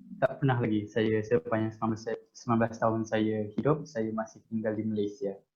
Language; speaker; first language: Malay; native; Malay